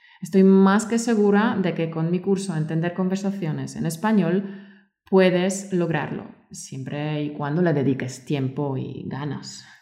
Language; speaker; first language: Spanish; native; Spanish